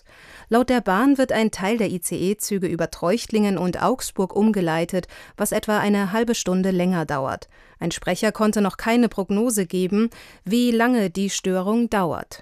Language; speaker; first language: German; native; German